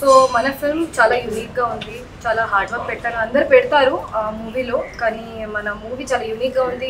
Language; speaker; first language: Telugu; non-native, learner; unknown